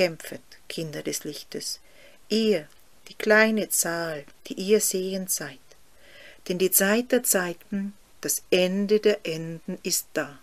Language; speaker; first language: German; native; German